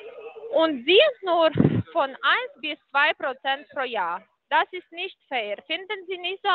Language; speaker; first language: German; non-native, fluent; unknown